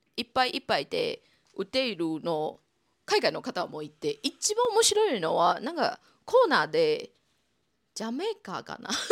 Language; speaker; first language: Japanese; non-native, fluent; Chinese